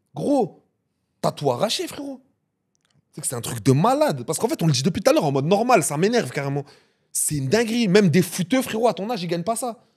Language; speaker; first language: French; native; French